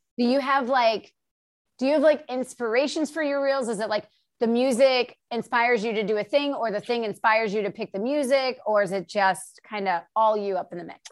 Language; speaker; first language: English; native; English